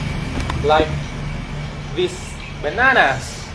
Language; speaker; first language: English; non-native, learner; Indonesian